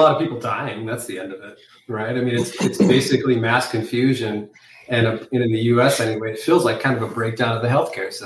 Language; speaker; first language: English; native; English